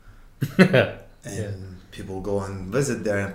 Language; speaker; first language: English; non-native, fluent; Uzbek